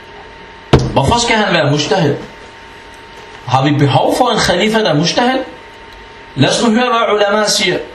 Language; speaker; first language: Danish; non-native, fluent; Arabic